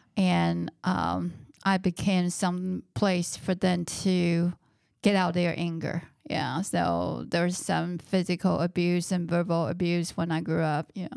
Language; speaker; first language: English; non-native, fluent; Chinese